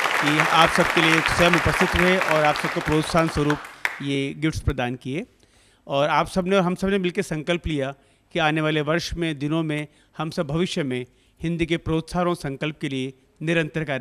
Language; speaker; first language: Hindi; native; Hindi